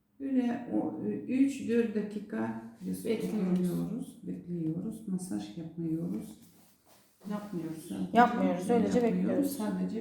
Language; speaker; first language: Turkish; non-native, learner; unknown